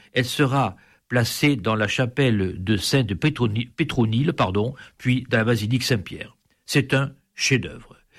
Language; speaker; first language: French; native; French